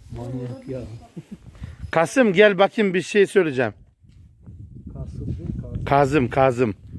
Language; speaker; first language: Turkish; early bilingual, heritage; Turkish